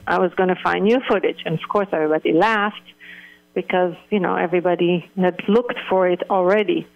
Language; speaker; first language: English; early bilingual, other home language; Hebrew